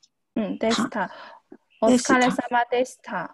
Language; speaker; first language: Japanese; non-native, fluent; Chinese